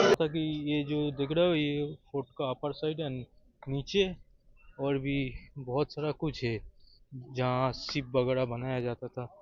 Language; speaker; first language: Hindi; non-native, local second language; Bangla